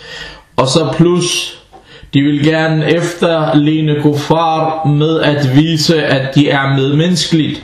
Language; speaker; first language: Danish; non-native, fluent; Arabic